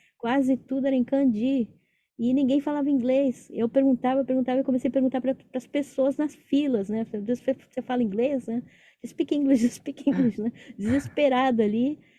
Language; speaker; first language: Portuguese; native; Portuguese